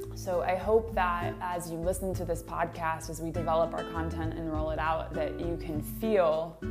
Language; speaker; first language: English; native; English